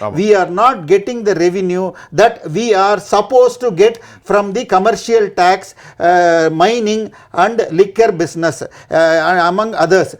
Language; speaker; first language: English; non-native, local second language; Tamil